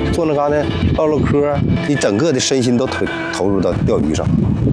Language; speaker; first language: Chinese; native; Chinese